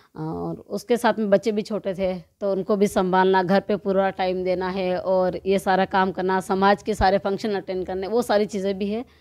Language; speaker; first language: Hindi; native; Hindi